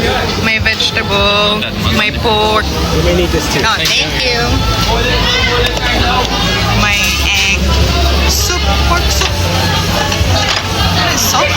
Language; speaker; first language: English; non-native, local second language; Filipino